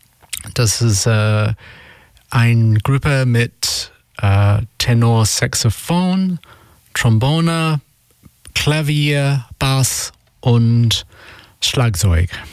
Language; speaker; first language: German; non-native, learner; English